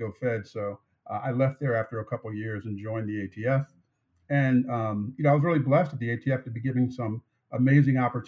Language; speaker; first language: English; native; English